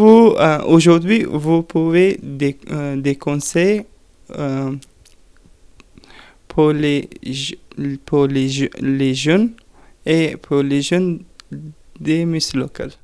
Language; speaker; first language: French; non-native, learner; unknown